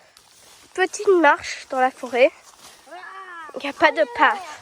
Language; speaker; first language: French; early bilingual, heritage; French